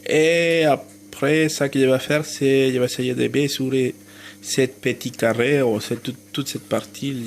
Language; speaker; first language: French; non-native, fluent; Spanish